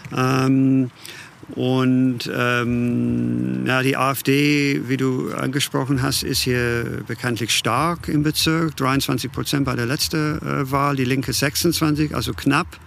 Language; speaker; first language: German; non-native, fluent; English